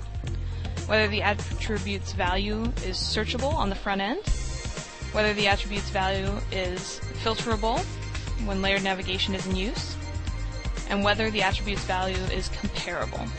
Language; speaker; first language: English; native; English